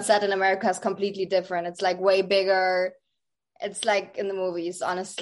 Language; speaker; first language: English; non-native, fluent; Dutch